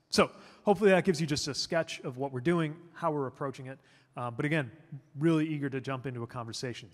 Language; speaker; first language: English; native; English